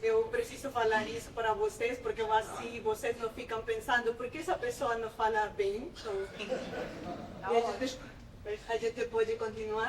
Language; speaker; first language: Portuguese; non-native, fluent; Spanish